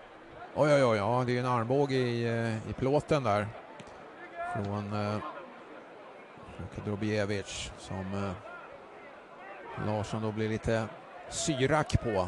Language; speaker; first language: Swedish; native; Swedish